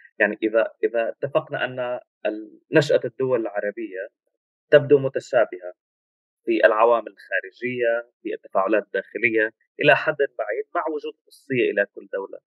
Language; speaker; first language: Arabic; native; Arabic